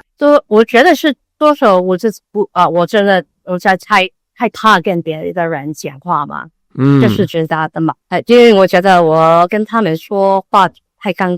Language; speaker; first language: Chinese; non-native, learner; Cantonese